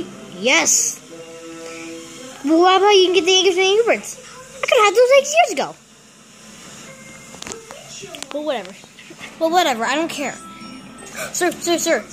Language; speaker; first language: English; native; English